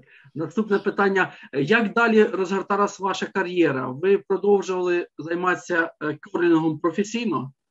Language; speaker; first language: Ukrainian; native; Ukrainian